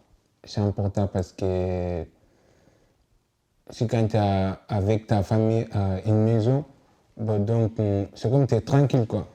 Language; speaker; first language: French; non-native, local second language; Bambara